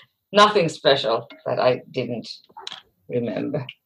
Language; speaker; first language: English; non-native, fluent; Finnish